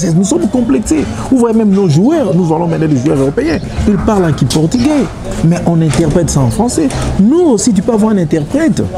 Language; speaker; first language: French; non-native, local second language; Lingala